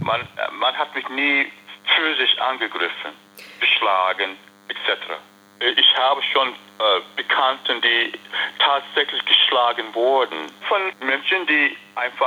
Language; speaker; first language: German; non-native, fluent; English